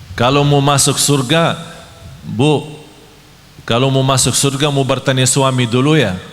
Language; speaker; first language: Malay; non-native, fluent; Arabic